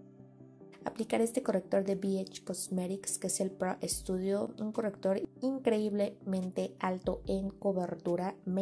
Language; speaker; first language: Spanish; native; Spanish